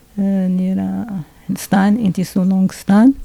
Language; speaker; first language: Swedish; non-native, learner; Arabic